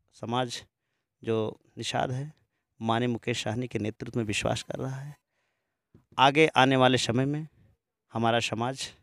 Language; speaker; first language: Hindi; native; Hindi